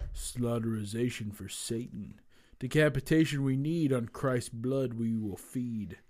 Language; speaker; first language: English; native; English